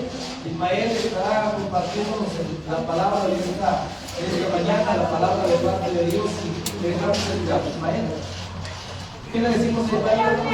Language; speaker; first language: Spanish; native; Spanish